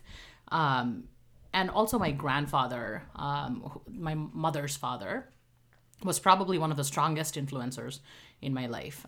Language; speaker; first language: English; non-native, local second language; Tamil